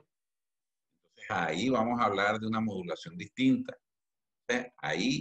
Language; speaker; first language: Spanish; native; Spanish